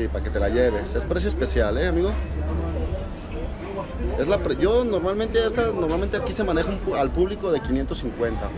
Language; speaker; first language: Spanish; native; Spanish